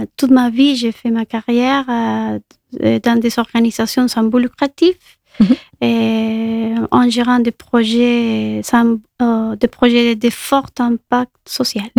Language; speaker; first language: French; non-native, fluent; Spanish